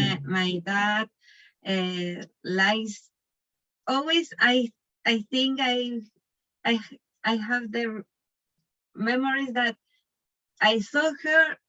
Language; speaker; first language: English; non-native, learner; Spanish